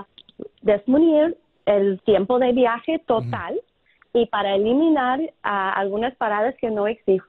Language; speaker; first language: Spanish; non-native, fluent; English